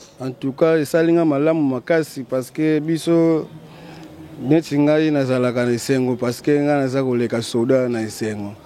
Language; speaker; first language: Lingala; non-native, local second language; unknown